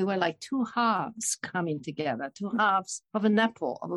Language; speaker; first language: English; non-native, fluent; Italian